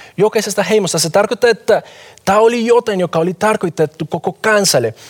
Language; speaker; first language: Finnish; non-native, fluent; Spanish